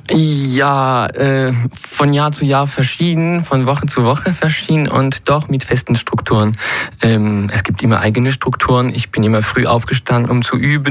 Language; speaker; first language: German; non-native, fluent; French